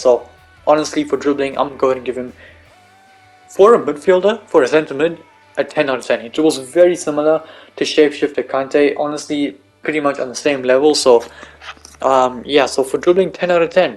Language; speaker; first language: English; native; English